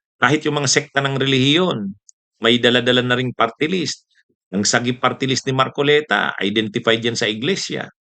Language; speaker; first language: Filipino; non-native, local second language; Bikol